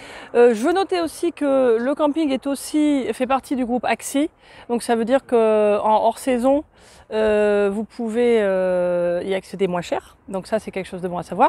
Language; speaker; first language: French; native; French